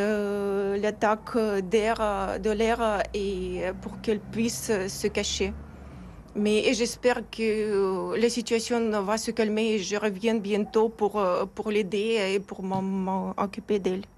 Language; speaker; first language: French; non-native, fluent; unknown